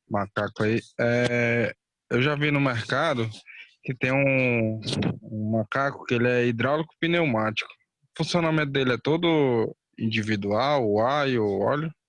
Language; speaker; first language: Portuguese; native; Portuguese